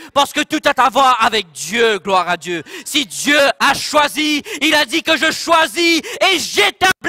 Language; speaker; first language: French; non-native, local second language; Morisyen